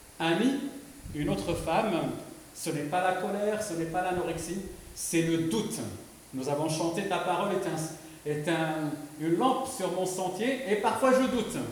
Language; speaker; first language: French; non-native, local second language; Arabic